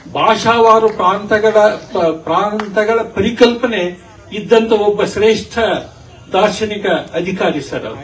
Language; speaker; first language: Kannada; native; Kannada